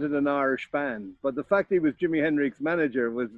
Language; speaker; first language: English; native; English